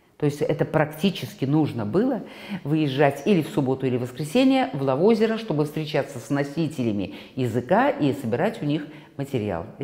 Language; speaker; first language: Russian; native; Russian